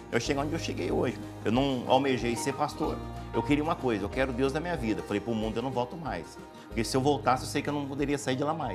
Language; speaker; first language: Portuguese; native; Portuguese